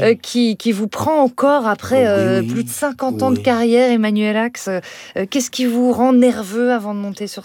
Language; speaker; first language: French; native; French